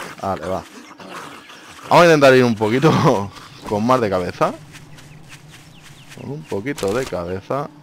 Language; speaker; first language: Spanish; native; Spanish